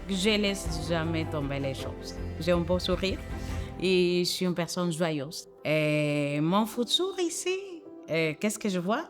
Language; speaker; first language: French; non-native, fluent; Spanish